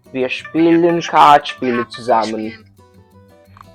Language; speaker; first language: German; non-native, learner; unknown